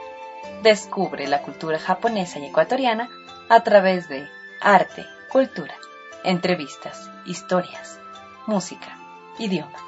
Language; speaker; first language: Spanish; native; Spanish